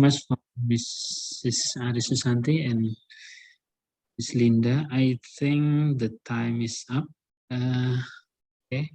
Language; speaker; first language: English; non-native, learner; Indonesian